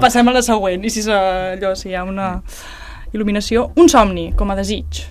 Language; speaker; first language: Catalan; native; Catalan